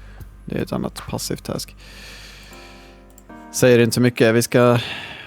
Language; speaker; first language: Swedish; native; Swedish